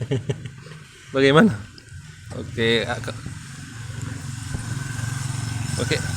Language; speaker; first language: Indonesian; non-native, learner; Arabic